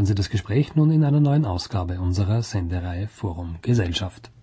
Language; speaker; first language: German; native; German